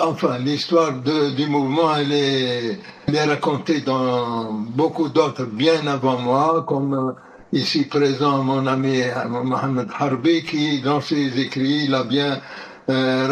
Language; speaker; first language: French; non-native, local second language; Arabic